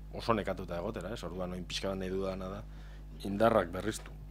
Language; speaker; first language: Spanish; native; Spanish